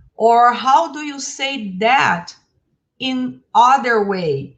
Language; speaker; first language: English; non-native, fluent; Portuguese